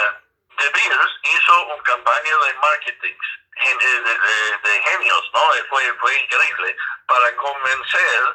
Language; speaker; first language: Spanish; non-native, fluent; English